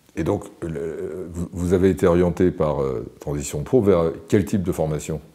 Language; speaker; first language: French; native; French